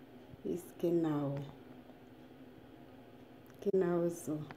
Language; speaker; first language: German; non-native, learner; French